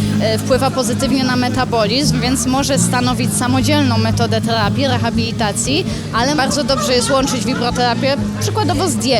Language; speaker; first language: Polish; native; Polish